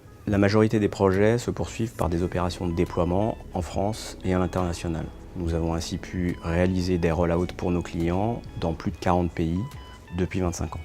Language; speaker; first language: French; native; French